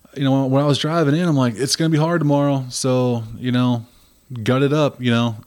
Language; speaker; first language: English; native; English